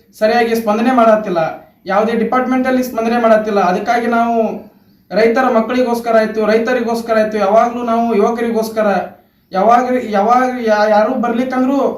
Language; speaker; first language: Kannada; native; Kannada